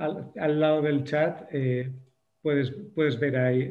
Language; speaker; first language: Spanish; native; Spanish